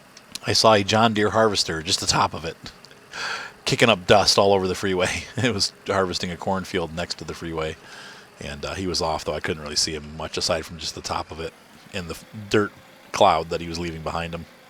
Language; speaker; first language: English; native; English